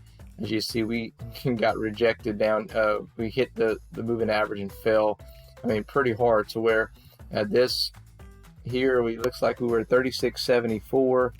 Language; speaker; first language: English; native; English